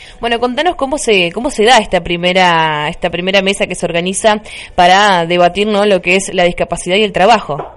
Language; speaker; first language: Spanish; native; Spanish